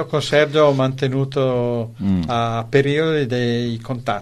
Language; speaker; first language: Italian; native; Italian